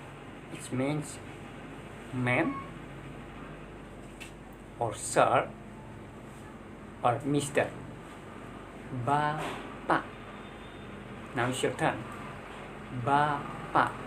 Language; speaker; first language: English; non-native, learner; Indonesian